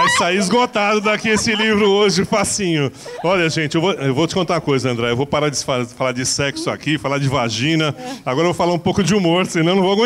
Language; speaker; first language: Portuguese; native; Portuguese